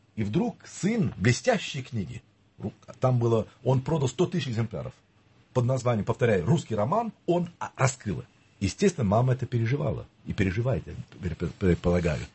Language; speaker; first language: Russian; non-native, fluent; French